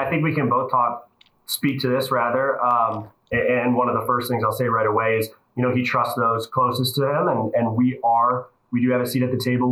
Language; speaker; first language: English; native; English